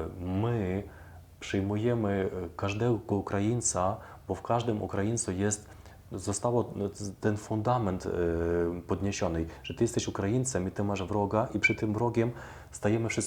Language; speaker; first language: Polish; non-native, fluent; Ukrainian